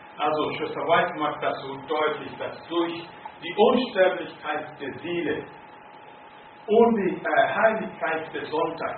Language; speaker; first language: German; non-native, fluent; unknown